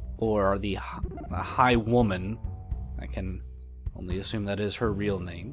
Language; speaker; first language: English; native; English